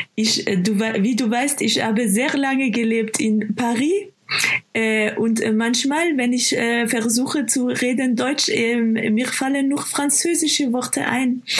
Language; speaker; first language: German; native; German